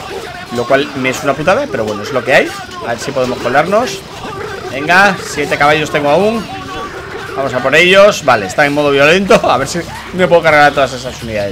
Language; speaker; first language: Spanish; native; Spanish